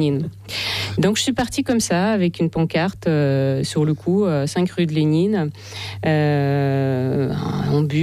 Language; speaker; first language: French; non-native, fluent; Russian